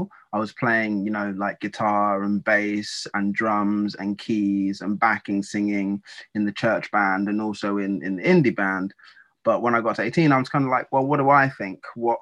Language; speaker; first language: English; native; English